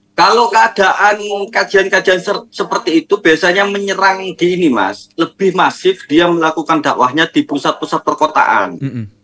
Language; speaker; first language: Indonesian; non-native, local second language; Madurese